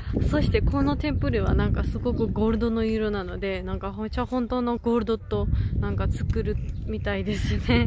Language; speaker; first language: Japanese; non-native, learner; Georgian